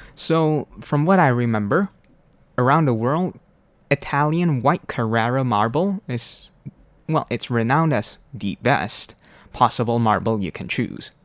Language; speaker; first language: English; non-native, local second language; Cantonese